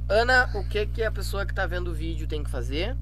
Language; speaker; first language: Portuguese; native; Portuguese